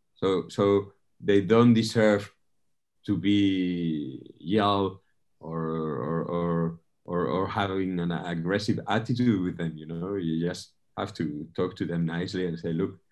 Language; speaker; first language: English; non-native, fluent; Spanish